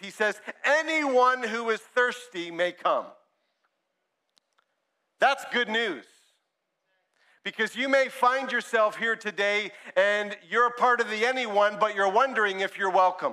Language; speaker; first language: English; native; English